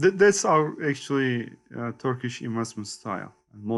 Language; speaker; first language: English; non-native, learner; Turkish